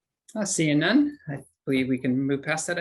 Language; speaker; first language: English; native; English